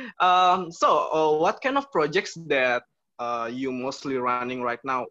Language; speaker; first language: English; non-native, learner; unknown